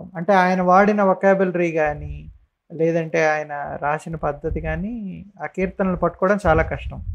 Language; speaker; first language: Telugu; native; Telugu